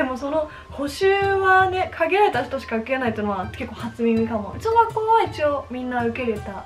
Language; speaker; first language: Japanese; early bilingual, other home language; Chinese